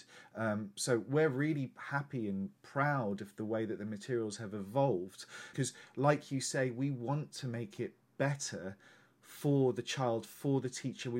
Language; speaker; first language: English; native; English